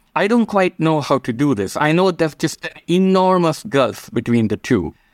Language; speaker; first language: English; non-native, local second language; Gujarati